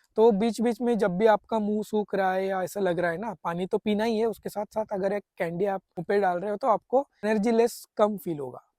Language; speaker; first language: Hindi; non-native, local second language; Marathi